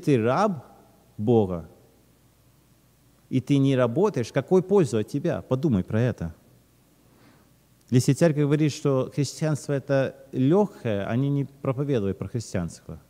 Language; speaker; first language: Russian; early bilingual, heritage; Russian